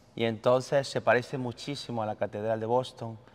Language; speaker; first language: Spanish; native; Spanish